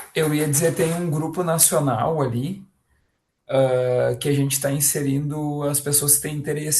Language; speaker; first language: Portuguese; native; Portuguese